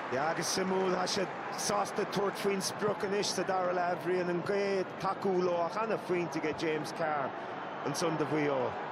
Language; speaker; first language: Irish; native; Irish